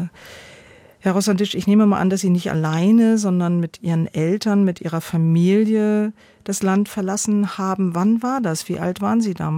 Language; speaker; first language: German; native; German